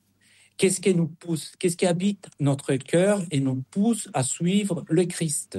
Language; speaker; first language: French; non-native, fluent; Spanish